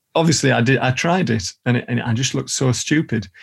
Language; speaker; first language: English; native; English